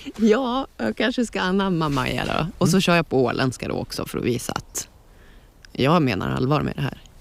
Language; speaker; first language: Swedish; native; Swedish